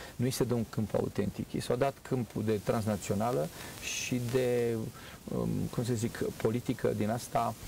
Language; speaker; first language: Romanian; native; Romanian